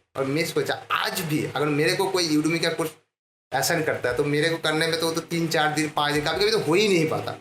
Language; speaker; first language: Hindi; non-native, local second language; Bangla